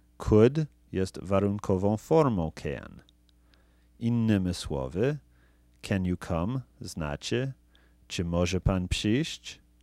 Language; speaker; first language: Polish; non-native, fluent; English